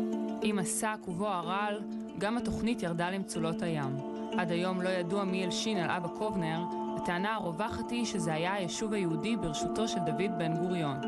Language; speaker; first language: Hebrew; native; Hebrew